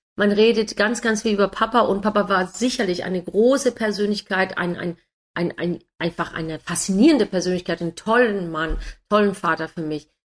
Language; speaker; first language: German; non-native, fluent; English